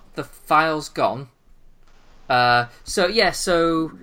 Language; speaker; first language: English; native; English